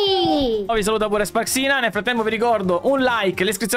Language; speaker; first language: Italian; native; Italian